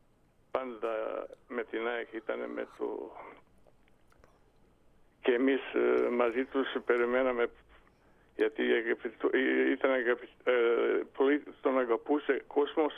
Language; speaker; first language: Greek; non-native, fluent; Bosnian